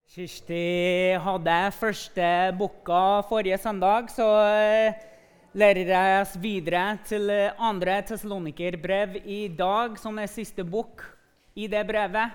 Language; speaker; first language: Norwegian; non-native, fluent; English